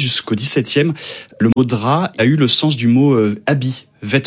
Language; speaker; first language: French; native; French